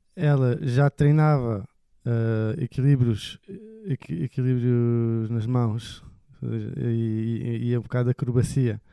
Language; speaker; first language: Portuguese; early bilingual, other home language; French